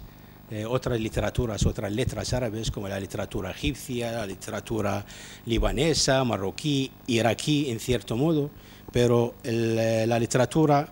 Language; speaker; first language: Spanish; non-native, fluent; Arabic